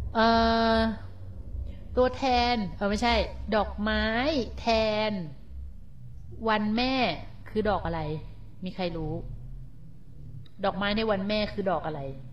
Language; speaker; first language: Thai; native; Thai